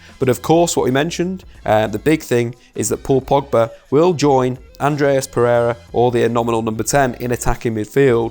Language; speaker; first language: English; native; English